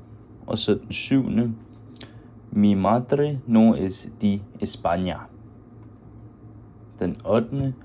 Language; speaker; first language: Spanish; non-native, learner; Danish